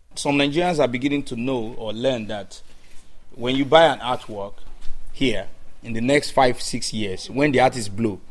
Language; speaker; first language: English; non-native, local second language; Yoruba